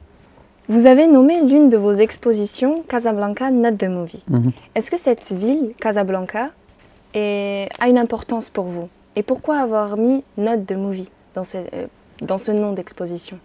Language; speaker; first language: French; native; French